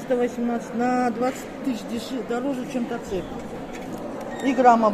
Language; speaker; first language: Russian; non-native, local second language; Kazakh